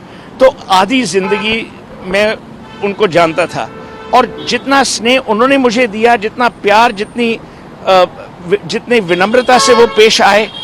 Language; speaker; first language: Hindi; native; Hindi